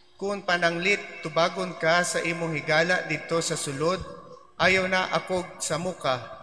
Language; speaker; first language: Cebuano; non-native, local second language; Filipino